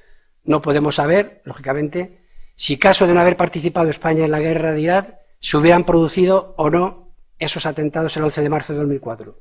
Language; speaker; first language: Spanish; native; Spanish